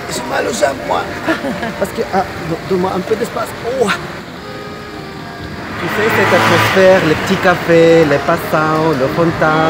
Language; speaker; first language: French; non-native, fluent; Russian